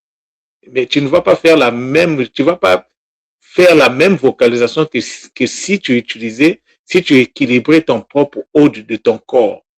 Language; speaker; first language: French; non-native, local second language; Kongo